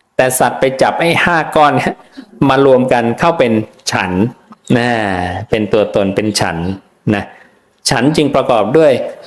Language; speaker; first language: Thai; native; Thai